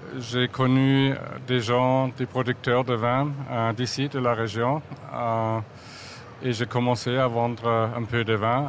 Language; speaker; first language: French; non-native, fluent; German